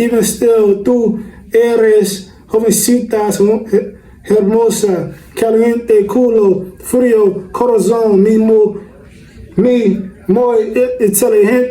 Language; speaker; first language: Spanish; non-native, learner; English